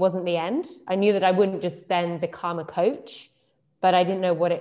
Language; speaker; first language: English; native; English